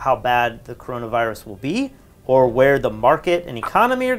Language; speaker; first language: English; native; English